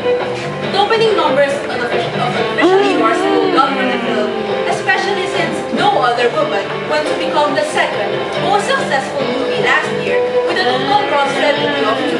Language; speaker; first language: English; non-native, local second language; Filipino